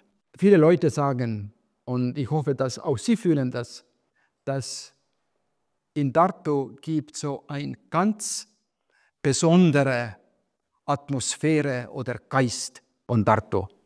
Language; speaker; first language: German; non-native, fluent; Estonian